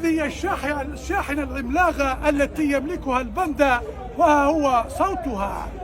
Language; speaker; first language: Arabic; native; Arabic